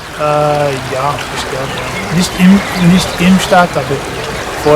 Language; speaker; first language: German; non-native, learner; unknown